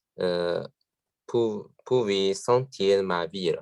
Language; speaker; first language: French; non-native, learner; Chinese